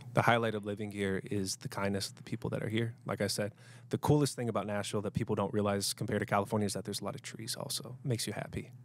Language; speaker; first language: English; native; English